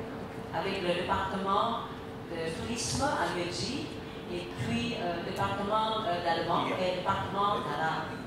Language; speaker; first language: French; non-native, fluent; Indonesian